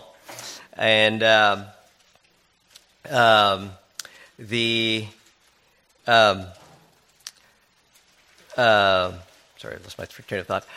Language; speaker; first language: English; non-native, local second language; Filipino